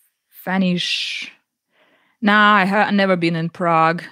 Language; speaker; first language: English; non-native, fluent; Ukrainian